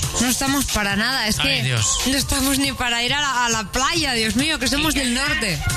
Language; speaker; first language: Spanish; native; Spanish